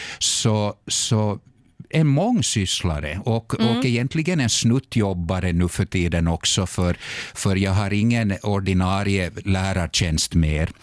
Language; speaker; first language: Swedish; native; Swedish